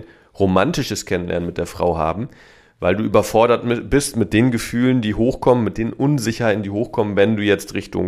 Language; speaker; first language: German; native; German